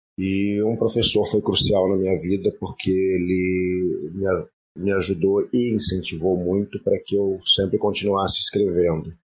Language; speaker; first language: Portuguese; early bilingual, other home language; French